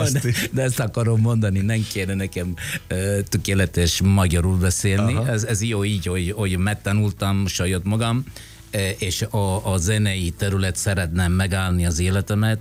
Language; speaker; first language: Hungarian; non-native, fluent; Italian